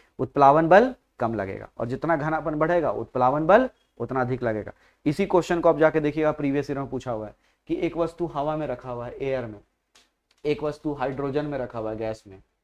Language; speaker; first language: Hindi; native; Hindi